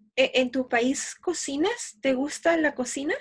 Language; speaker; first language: Spanish; native; Spanish